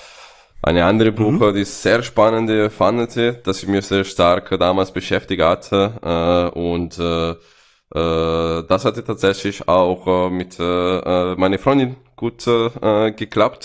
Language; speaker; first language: German; non-native, fluent; Italian